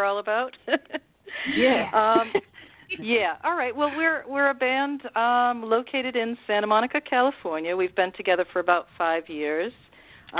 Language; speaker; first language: English; native; English